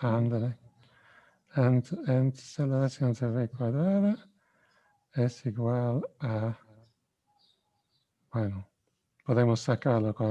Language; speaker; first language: Spanish; non-native, fluent; English